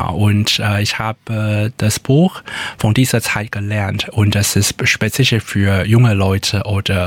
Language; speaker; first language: German; non-native, learner; Chinese